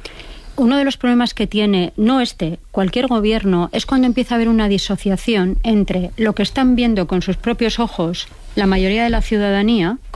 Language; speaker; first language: Spanish; native; Spanish